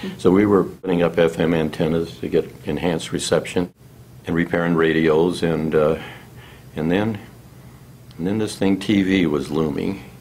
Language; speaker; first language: English; native; English